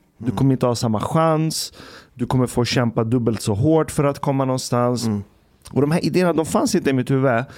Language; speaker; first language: Swedish; early bilingual, other home language; Persian